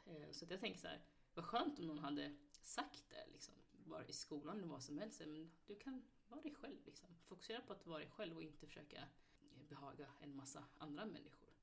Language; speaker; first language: Swedish; early bilingual, other home language; Somali